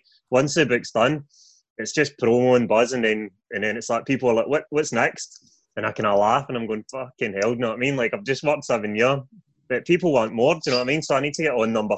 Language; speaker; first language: English; native; English